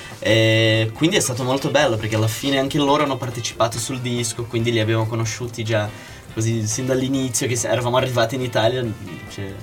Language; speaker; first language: Italian; non-native, fluent; Portuguese